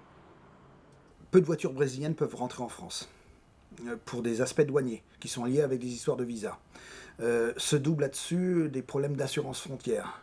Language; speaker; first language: French; native; French